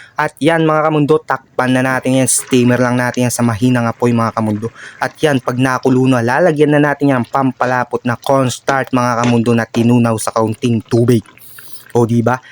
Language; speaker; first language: Filipino; native; Filipino